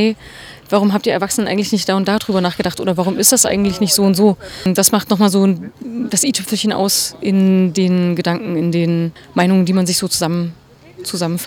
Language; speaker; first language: German; native; German